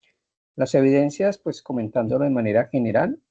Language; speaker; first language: Spanish; native; Spanish